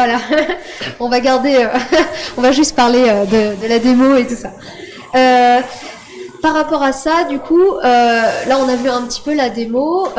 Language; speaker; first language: French; native; French